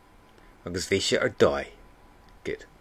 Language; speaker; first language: Irish; non-native, learner; English